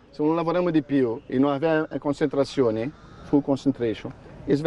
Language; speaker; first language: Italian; non-native, fluent; Portuguese